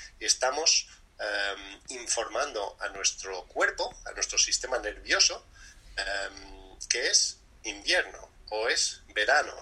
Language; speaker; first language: Spanish; early bilingual, other home language; English